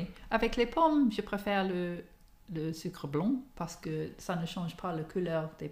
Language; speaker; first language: French; non-native, fluent; English